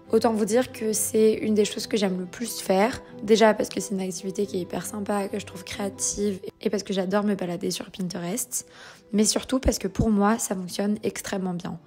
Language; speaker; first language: French; native; French